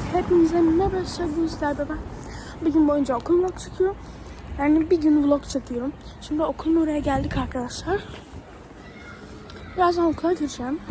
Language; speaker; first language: Turkish; early bilingual, heritage; Turkish